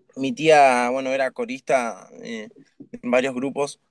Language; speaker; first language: Spanish; native; Spanish